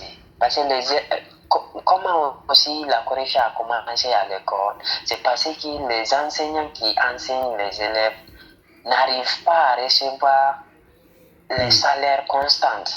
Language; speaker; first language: French; non-native, fluent; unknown